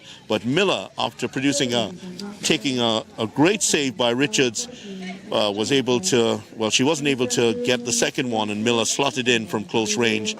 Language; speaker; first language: English; native; English